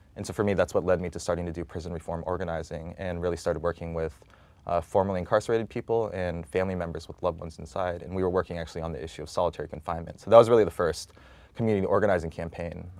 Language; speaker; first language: English; native; English